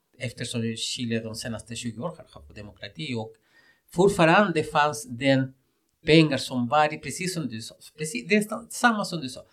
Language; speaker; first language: Swedish; non-native, fluent; Spanish